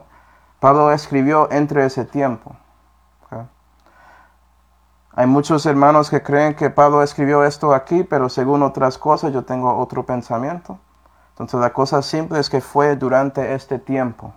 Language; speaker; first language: Spanish; non-native, fluent; English